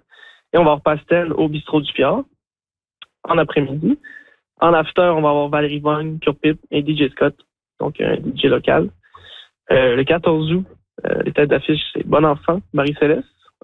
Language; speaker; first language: French; native; French